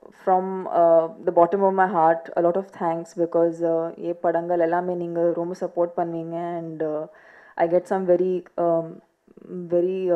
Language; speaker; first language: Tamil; non-native, learner; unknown